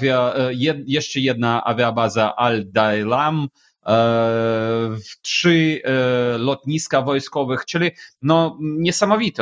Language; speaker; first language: Polish; non-native, fluent; Ukrainian